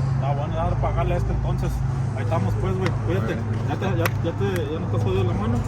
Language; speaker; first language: Spanish; early bilingual, other home language; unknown